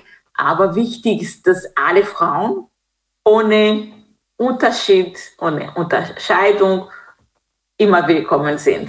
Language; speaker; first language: German; non-native, fluent; Kinyarwanda